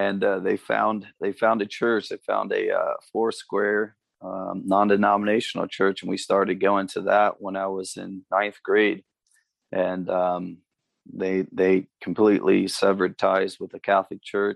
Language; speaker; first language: English; native; English